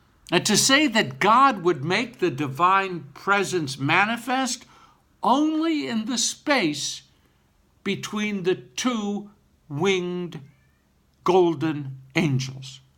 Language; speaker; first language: English; native; English